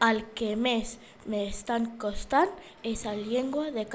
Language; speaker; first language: Catalan; non-native, learner; English